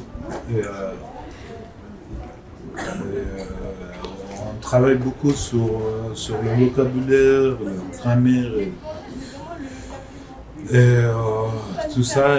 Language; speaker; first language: French; non-native, learner; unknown